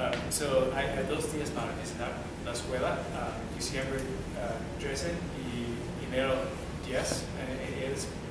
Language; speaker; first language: Spanish; non-native, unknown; English